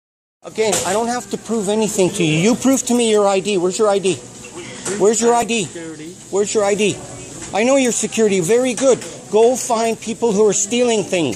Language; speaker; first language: English; non-native, fluent; Punjabi